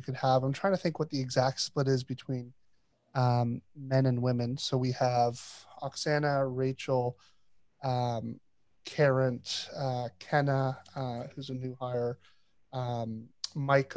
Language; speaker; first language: English; native; English